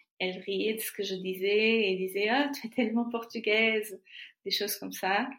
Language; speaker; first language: French; non-native, fluent; Portuguese